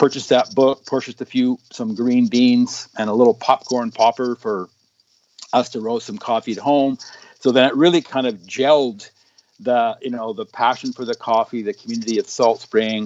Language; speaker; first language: English; native; English